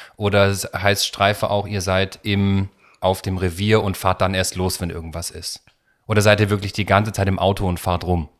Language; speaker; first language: German; native; German